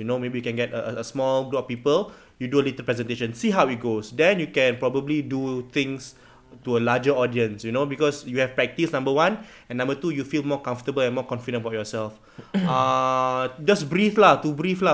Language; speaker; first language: English; non-native, local second language; Malay